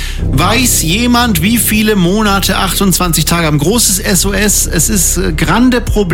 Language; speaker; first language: German; native; German